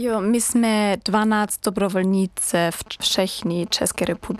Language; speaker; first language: Czech; non-native, learner; German